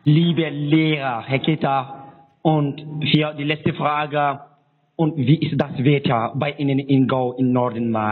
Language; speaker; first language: German; non-native, learner; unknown